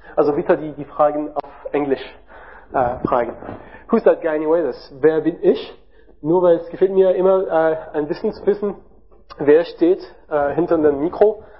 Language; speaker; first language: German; non-native, learner; French